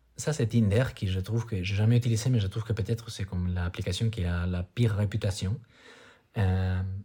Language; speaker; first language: French; non-native, fluent; Spanish